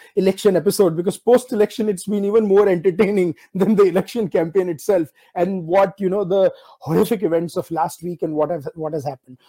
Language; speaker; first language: English; non-native, local second language; Gujarati